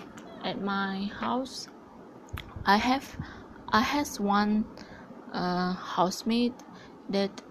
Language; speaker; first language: English; non-native, learner; Malay